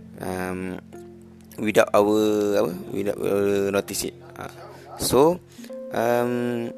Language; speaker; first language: English; non-native, learner; Malay